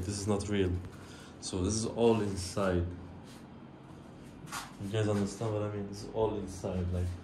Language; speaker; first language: English; non-native, fluent; Persian